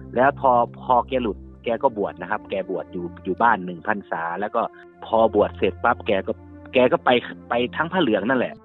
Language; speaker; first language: Thai; native; Thai